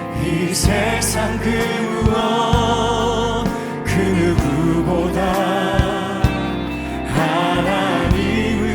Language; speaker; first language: Korean; native; Korean